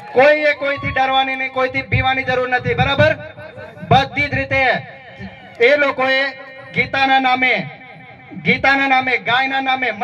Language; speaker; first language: Gujarati; non-native, local second language; Rathawi